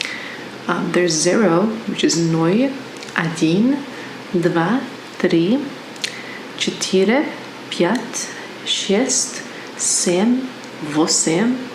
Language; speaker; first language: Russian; non-native, learner; English